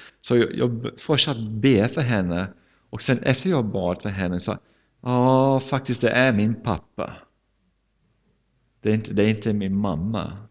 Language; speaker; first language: Swedish; non-native, fluent; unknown